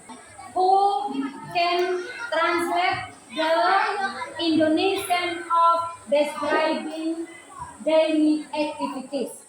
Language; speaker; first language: English; non-native, learner; Indonesian